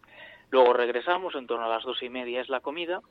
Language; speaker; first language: Spanish; native; Spanish